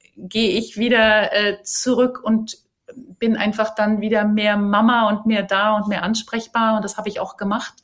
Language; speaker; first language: German; native; German